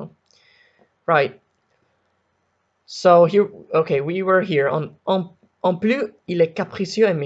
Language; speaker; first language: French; non-native, learner; Spanish